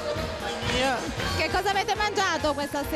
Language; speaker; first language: Italian; native; Italian